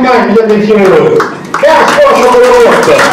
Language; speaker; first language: French; native; French